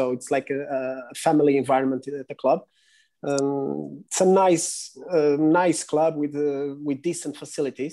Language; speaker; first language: English; non-native, fluent; Portuguese